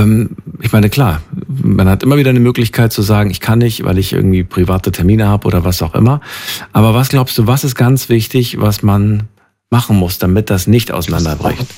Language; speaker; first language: German; native; German